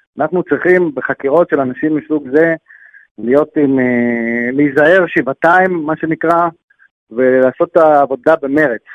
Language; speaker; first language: Hebrew; native; Hebrew